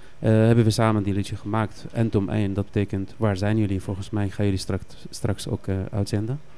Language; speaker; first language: Dutch; non-native, fluent; Arabic